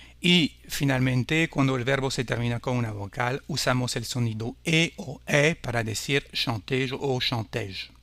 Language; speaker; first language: Spanish; non-native, fluent; French